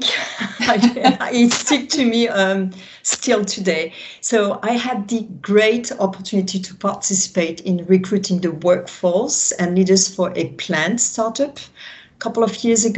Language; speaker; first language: English; non-native, fluent; French